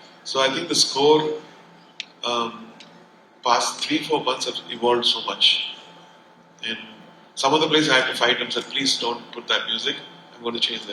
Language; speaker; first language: English; non-native, local second language; Tamil